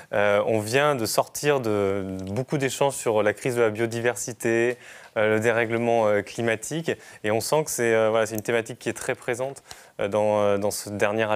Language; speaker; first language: French; native; French